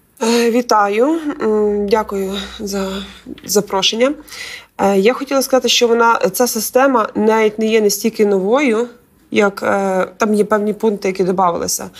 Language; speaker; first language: Ukrainian; native; Ukrainian